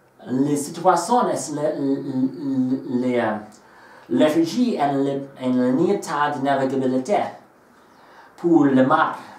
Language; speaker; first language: French; non-native, learner; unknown